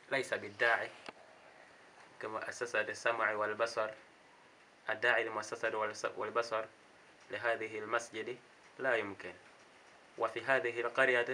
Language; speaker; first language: Arabic; non-native, learner; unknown